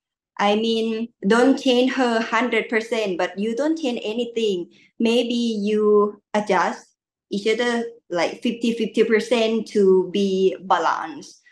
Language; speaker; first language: English; non-native, learner; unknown